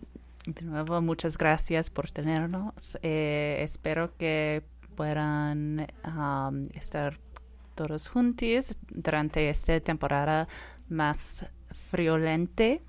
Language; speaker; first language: Spanish; non-native, fluent; English